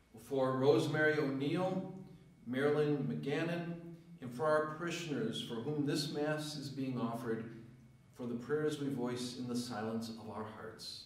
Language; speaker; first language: English; native; English